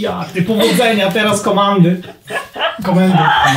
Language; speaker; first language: Polish; native; Polish